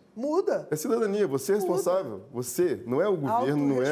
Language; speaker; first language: Portuguese; native; Portuguese